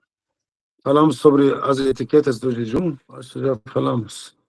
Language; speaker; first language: Portuguese; non-native, learner; Arabic